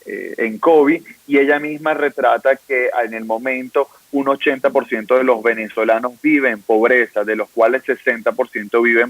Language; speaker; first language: Spanish; native; Spanish